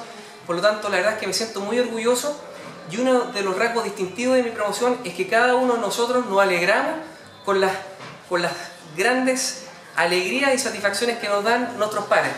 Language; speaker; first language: Spanish; native; Spanish